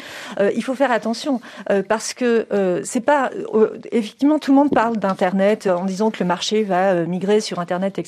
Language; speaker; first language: French; native; French